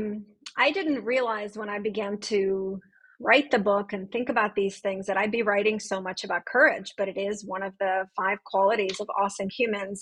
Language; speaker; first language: English; early bilingual, other home language; Russian